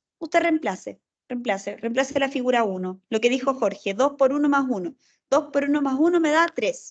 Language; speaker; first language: Spanish; native; Spanish